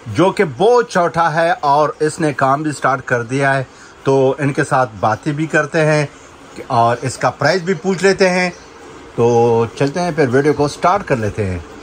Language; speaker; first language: Urdu; non-native, local second language; Pashto